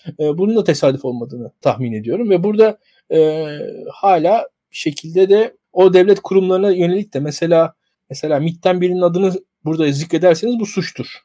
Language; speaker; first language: Turkish; native; Turkish